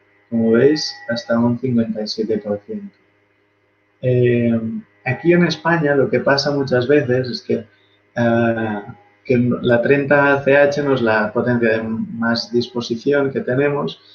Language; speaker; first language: Spanish; native; Spanish